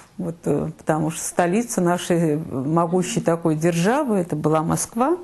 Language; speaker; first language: Russian; native; Russian